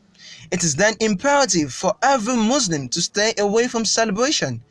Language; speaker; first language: English; non-native, local second language; Yoruba